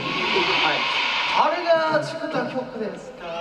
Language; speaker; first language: Japanese; non-native, learner; Korean